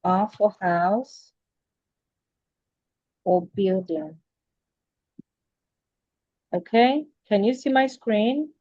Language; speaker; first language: English; non-native, fluent; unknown